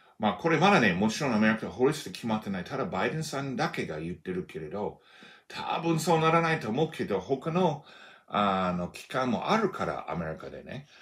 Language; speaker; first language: Japanese; non-native, fluent; English